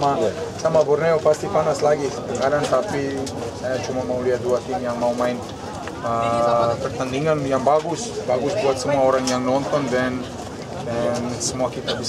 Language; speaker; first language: Indonesian; non-native, fluent; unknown